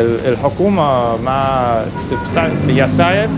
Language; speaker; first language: Arabic; non-native, learner; English